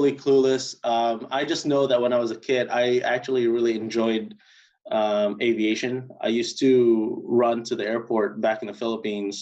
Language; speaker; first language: English; early bilingual, other home language; Cebuano